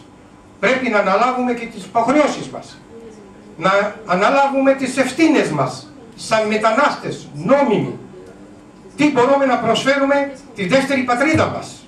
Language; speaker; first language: Greek; non-native, learner; Urdu